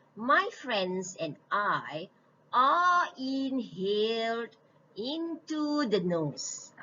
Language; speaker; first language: English; non-native, local second language; Malay